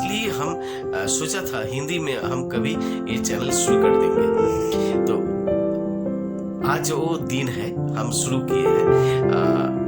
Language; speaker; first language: Hindi; non-native, local second language; Bangla